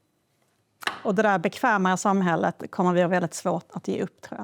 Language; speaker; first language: Swedish; native; Swedish